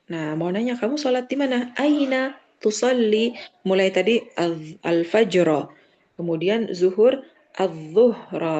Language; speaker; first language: Indonesian; native; Indonesian